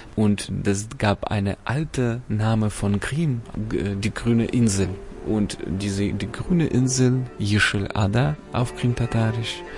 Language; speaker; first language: German; non-native, fluent; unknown